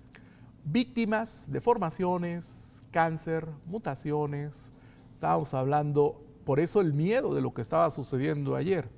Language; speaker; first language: Spanish; native; Spanish